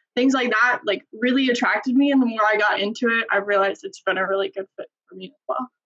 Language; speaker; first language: English; native; English